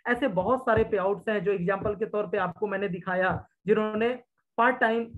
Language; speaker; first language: Hindi; native; Hindi